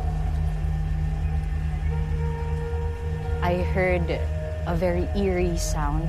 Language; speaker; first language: English; non-native, local second language; Waray